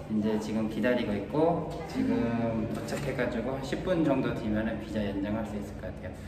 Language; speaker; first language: Korean; native; Korean